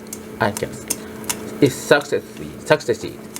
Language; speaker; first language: English; non-native, learner; Japanese